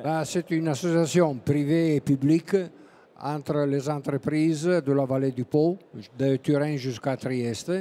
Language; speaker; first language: French; non-native, fluent; Italian